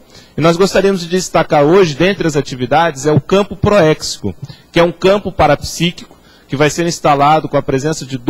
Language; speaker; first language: Portuguese; native; Portuguese